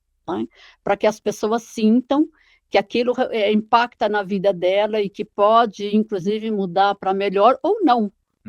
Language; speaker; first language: Portuguese; native; Portuguese